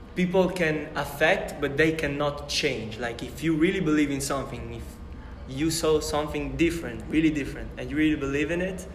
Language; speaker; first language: English; non-native, fluent; Italian